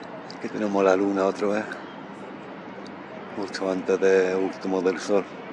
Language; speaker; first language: Spanish; early bilingual, heritage; Spanish